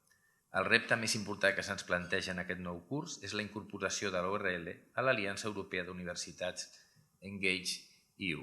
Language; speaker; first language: Catalan; native; Catalan